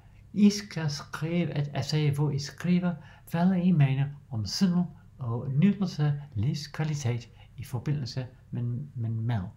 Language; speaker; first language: Danish; non-native, learner; English